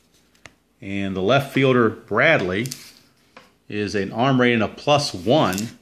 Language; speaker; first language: English; native; English